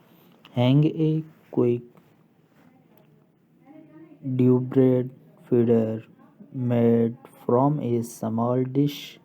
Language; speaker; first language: English; non-native, local second language; Urdu